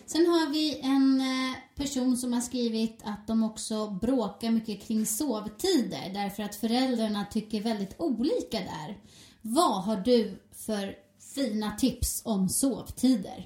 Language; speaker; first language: Swedish; native; Swedish